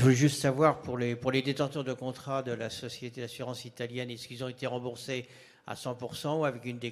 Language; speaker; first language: French; native; French